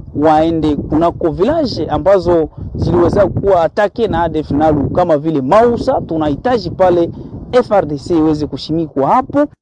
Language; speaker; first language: Swahili; native; Swahili